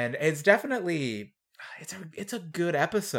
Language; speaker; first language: English; native; English